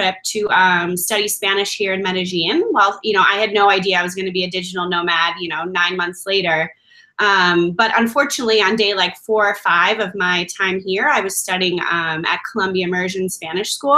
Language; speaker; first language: English; native; English